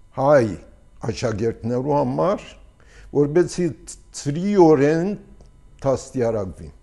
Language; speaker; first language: Armenian; early bilingual, heritage; Armenian